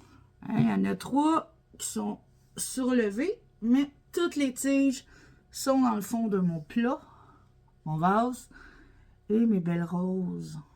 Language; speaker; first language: French; native; French